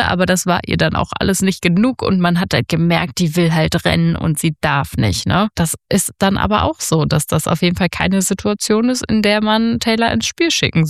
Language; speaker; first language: German; native; German